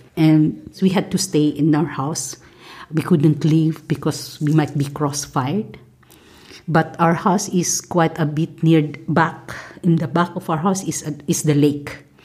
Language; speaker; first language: English; non-native, local second language; Maranao